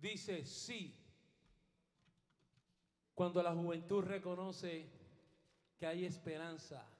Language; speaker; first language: Spanish; native; Spanish